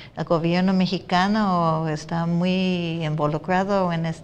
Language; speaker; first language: Spanish; non-native, fluent; English